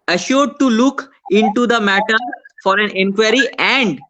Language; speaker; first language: English; non-native, local second language; Bangla